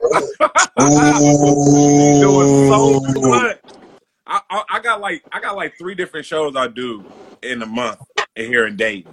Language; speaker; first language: English; native; English